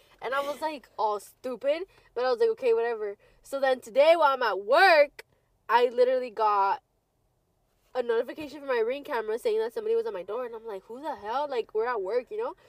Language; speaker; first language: English; early bilingual, other home language; Spanish